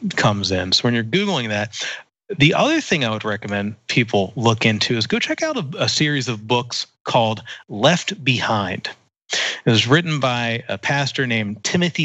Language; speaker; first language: English; native; English